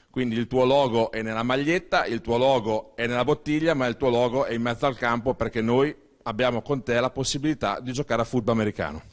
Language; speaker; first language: Italian; native; Italian